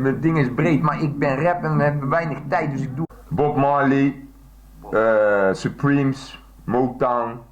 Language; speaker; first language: Dutch; native; Dutch